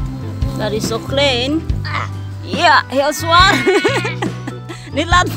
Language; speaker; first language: Dutch; non-native, learner; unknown